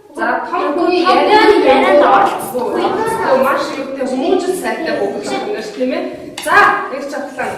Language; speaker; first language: Mongolian; native; Mongolian